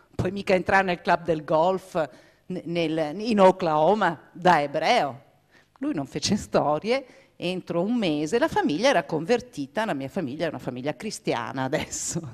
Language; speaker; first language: Italian; non-native, fluent; English